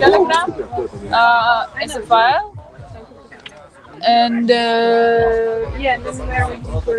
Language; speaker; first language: English; non-native, fluent; Ukrainian